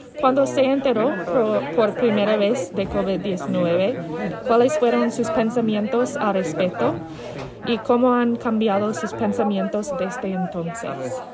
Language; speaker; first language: Spanish; non-native, learner; English